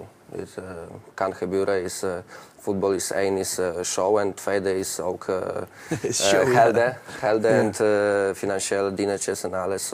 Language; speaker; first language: Dutch; non-native, learner; Polish